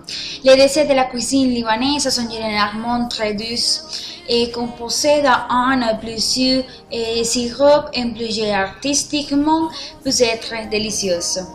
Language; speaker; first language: French; non-native, learner; Spanish